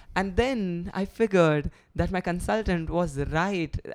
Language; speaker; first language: English; non-native, local second language; Gujarati